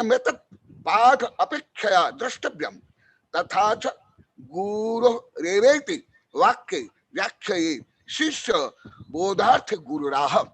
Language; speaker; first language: Hindi; native; Hindi